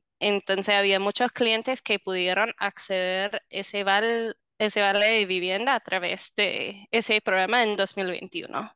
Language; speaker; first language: Spanish; non-native, fluent; English